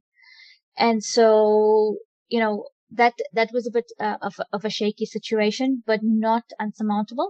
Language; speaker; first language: English; native; English